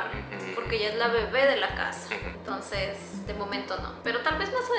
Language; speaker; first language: Spanish; native; Spanish